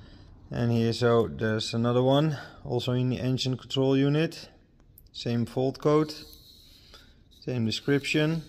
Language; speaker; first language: English; non-native, fluent; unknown